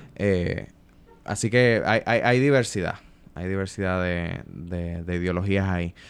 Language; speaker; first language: Spanish; native; Spanish